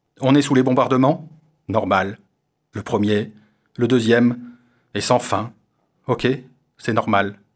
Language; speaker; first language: French; non-native, learner; Armenian